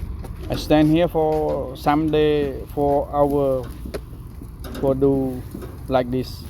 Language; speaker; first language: English; non-native, learner; Khmer